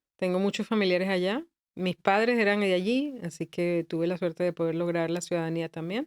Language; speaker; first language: Spanish; native; Spanish